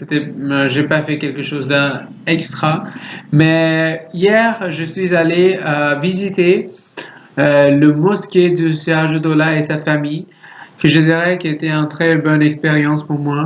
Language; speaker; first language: French; non-native, learner; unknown